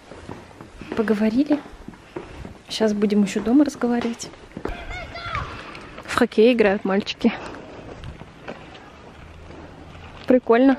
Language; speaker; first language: Russian; native; Russian